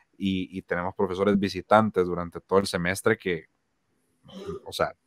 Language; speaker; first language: Spanish; native; Spanish